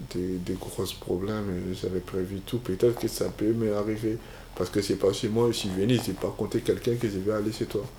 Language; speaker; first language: French; non-native, local second language; Bambara